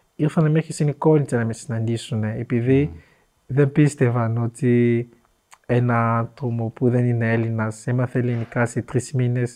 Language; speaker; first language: Greek; non-native, fluent; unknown